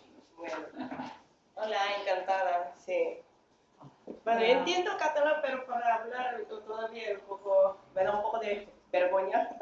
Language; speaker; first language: Spanish; non-native, fluent; Korean